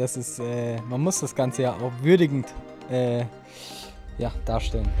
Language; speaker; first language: German; native; German